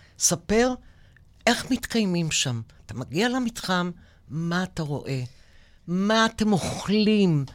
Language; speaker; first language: Hebrew; native; Hebrew